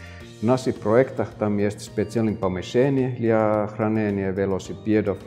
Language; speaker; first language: Russian; non-native, fluent; Finnish